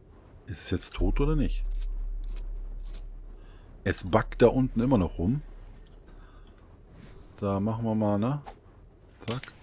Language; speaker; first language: German; native; German